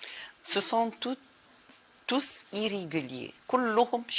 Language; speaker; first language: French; non-native, fluent; Arabic